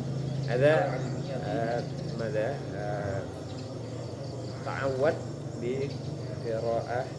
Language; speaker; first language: Arabic; non-native, fluent; Indonesian